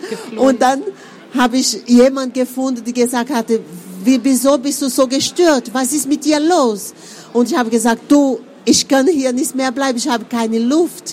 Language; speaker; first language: German; non-native, fluent; Portuguese